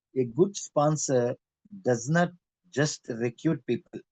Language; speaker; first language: English; non-native, local second language; Tamil